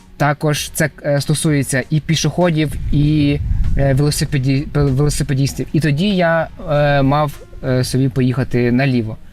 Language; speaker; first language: Ukrainian; native; Ukrainian